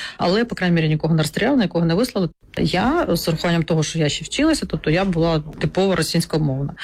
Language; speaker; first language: Ukrainian; non-native, local second language; Russian